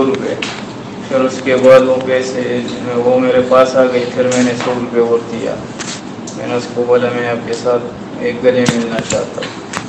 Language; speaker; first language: Hindi; non-native, local second language; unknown